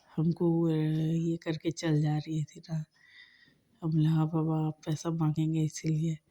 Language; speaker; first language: Hindi; non-native, local second language; Bangla